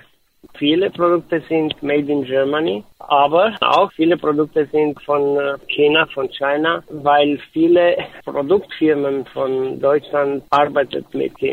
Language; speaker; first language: German; non-native, learner; Romanian